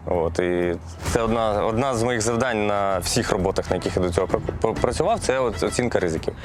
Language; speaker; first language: Ukrainian; native; Ukrainian